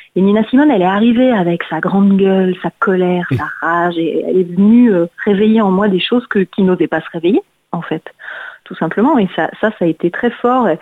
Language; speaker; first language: French; native; French